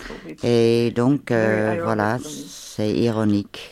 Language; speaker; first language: French; non-native, fluent; Ukrainian